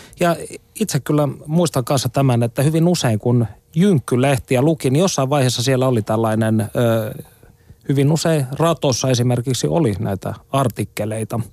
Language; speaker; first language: Finnish; native; Finnish